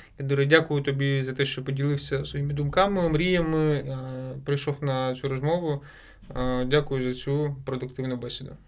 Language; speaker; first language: Ukrainian; non-native, local second language; Crimean Tatar